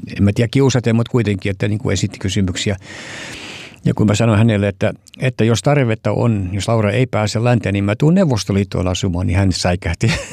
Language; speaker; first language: Finnish; early bilingual, heritage; Finnish